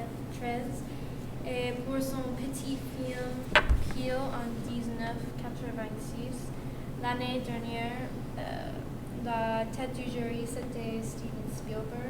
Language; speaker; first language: French; non-native, learner; English